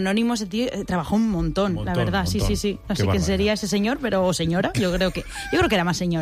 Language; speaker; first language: Spanish; native; Spanish